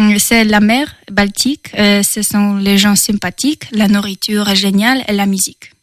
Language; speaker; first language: French; non-native, fluent; Polish